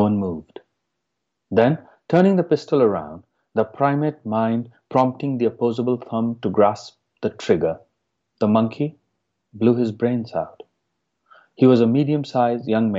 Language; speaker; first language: English; non-native, local second language; Hindi